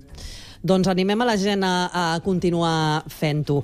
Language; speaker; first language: Catalan; native; Catalan